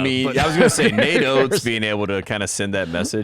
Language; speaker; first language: English; native; English